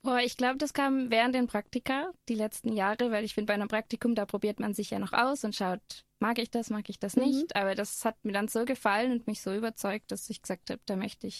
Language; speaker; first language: German; native; German